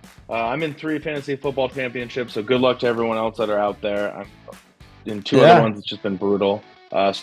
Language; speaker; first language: English; native; English